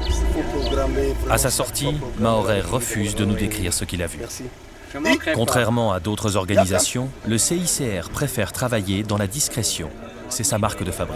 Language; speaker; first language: French; native; French